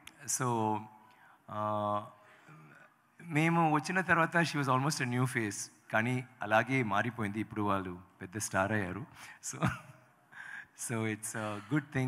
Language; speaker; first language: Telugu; non-native, local second language; Tamil